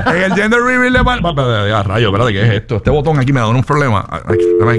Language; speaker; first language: Spanish; native; Spanish